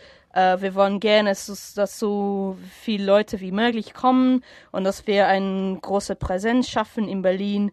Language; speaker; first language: German; non-native, fluent; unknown